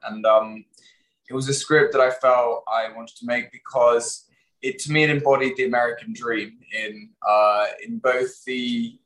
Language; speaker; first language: English; native; English